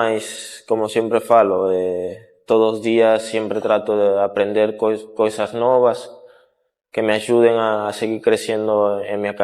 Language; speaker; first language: Portuguese; non-native, fluent; Spanish